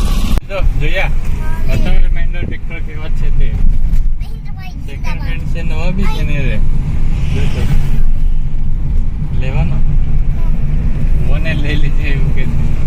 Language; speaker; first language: Gujarati; non-native, local second language; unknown